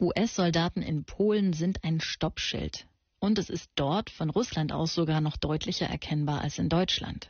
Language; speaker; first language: German; native; German